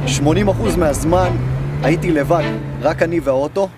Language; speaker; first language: Hebrew; native; Hebrew